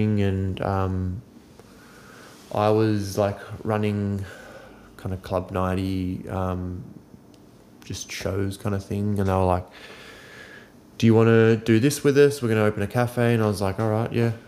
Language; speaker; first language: English; native; English